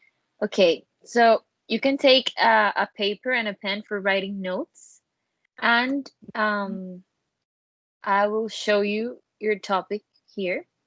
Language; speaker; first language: English; non-native, learner; Spanish